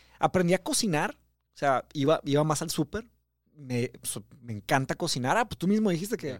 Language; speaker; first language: Spanish; early bilingual, other home language; Portuguese